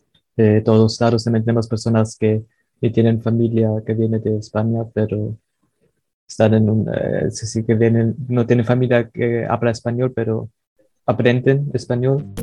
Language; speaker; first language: Spanish; early bilingual, heritage; Spanish